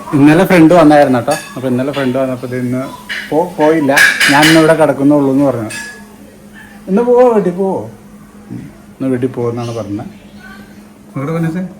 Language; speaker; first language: Malayalam; non-native, fluent; Nepali